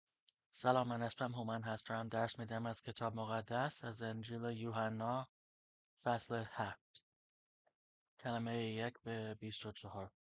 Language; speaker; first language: Persian; early bilingual, heritage; Persian